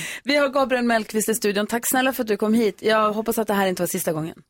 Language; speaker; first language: Swedish; native; Swedish